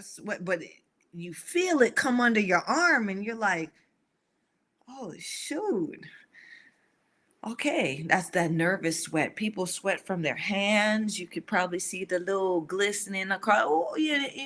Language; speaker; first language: English; native; English